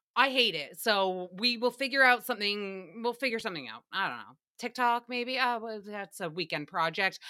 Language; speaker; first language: English; early bilingual, other home language; Armenian